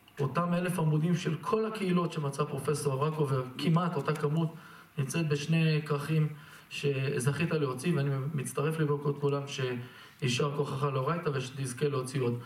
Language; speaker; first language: Hebrew; native; Hebrew